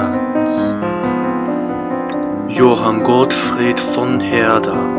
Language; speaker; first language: German; non-native, learner; Japanese